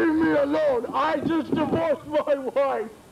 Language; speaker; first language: English; native; English